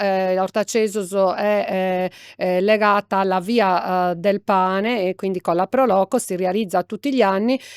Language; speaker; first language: Italian; native; Italian